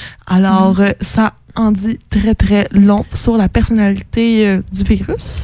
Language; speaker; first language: French; native; French